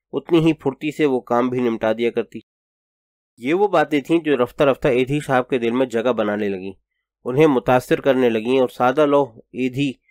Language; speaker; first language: Urdu; native; Urdu